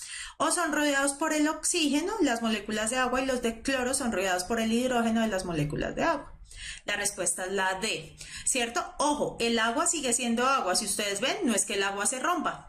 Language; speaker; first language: Spanish; native; Spanish